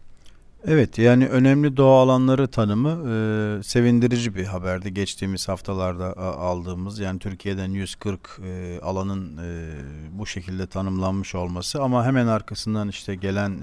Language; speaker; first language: Turkish; native; Turkish